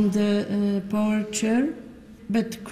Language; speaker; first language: English; non-native, learner; Polish